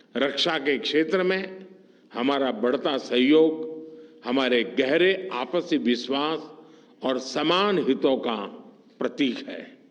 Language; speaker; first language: Hindi; non-native, local second language; Gujarati